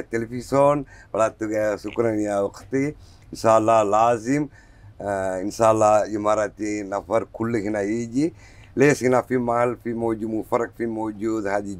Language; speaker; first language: Arabic; non-native, learner; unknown